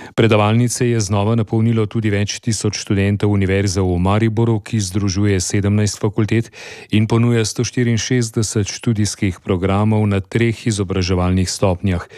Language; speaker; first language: Slovenian; native; Slovenian